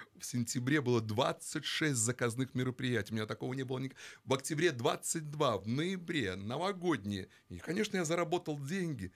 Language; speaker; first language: Russian; native; Russian